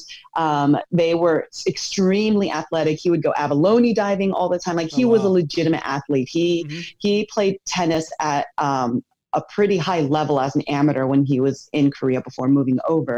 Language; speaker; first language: English; native; English